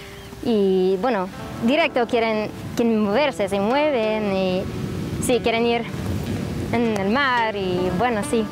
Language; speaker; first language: Spanish; non-native, fluent; French